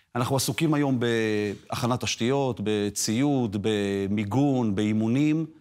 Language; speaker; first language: Hebrew; native; Hebrew